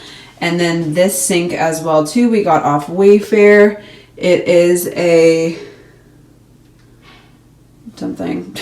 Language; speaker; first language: English; native; English